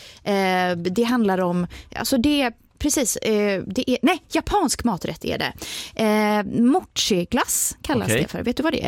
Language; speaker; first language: Swedish; native; Swedish